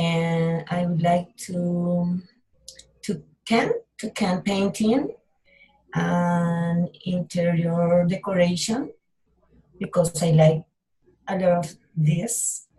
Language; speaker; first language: English; non-native, learner; Spanish